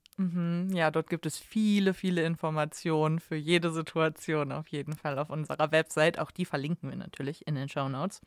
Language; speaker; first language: German; native; German